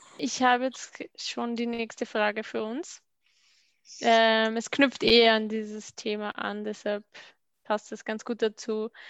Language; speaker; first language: German; native; German